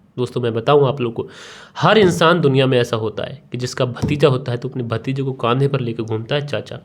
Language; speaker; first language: Hindi; native; Hindi